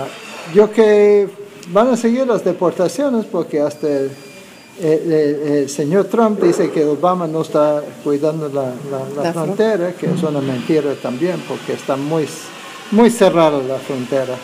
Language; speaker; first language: Spanish; non-native, fluent; English